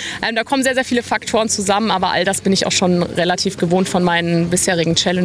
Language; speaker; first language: German; native; German